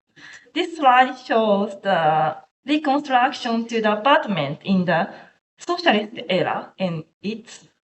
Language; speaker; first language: English; non-native, learner; Japanese